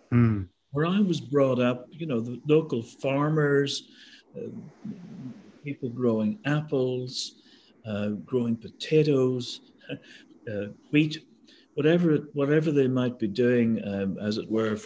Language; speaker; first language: English; native; English